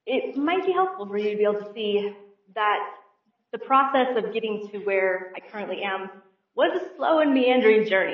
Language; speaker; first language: English; native; English